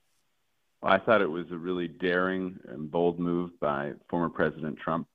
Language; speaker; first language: English; native; English